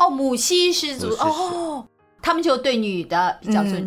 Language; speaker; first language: Chinese; native; Chinese